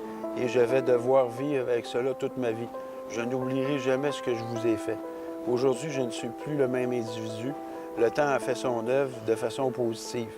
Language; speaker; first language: French; native; French